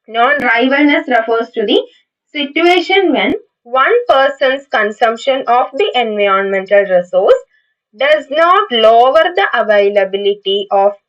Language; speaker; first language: English; non-native, local second language; Malayalam